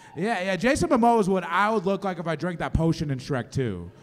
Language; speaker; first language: English; native; English